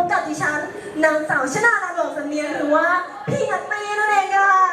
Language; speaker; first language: Thai; native; Thai